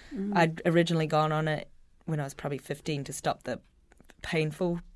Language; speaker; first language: English; native; English